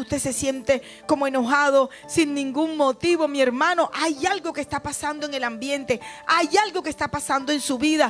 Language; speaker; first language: Spanish; native; Spanish